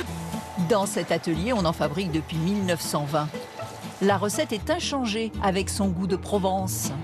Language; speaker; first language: French; native; French